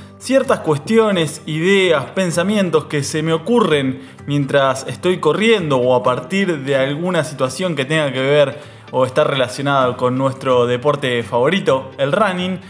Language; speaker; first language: Spanish; native; Spanish